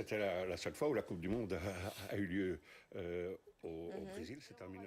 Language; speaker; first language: French; native; French